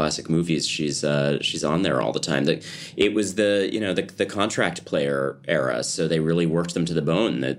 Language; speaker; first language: English; native; English